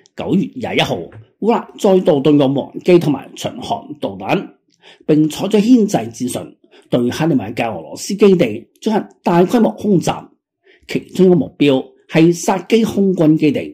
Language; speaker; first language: Chinese; non-native, local second language; Cantonese